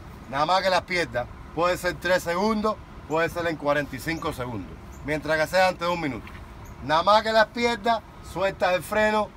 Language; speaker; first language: Spanish; native; Spanish